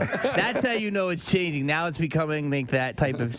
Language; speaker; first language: English; native; English